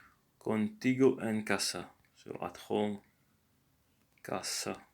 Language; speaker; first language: Spanish; non-native, learner; English